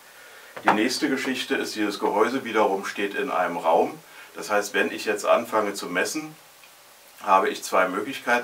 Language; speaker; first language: German; native; German